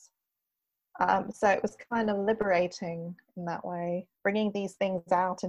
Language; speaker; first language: English; native; English